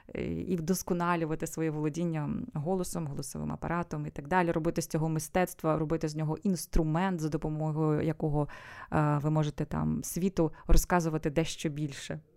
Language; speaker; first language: Ukrainian; non-native, local second language; Russian